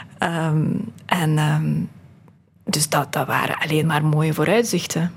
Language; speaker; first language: Dutch; early bilingual, other home language; Russian